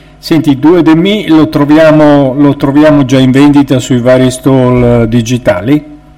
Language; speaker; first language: Italian; native; Italian